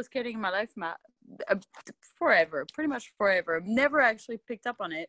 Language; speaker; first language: English; non-native, fluent; French